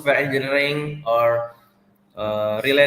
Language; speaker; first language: English; non-native, learner; Indonesian